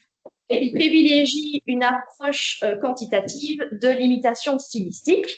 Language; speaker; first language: French; native; French